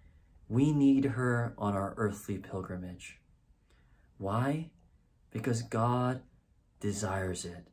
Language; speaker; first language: English; native; English